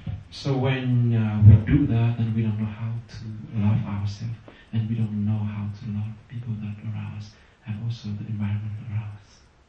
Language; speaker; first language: English; non-native, fluent; Vietnamese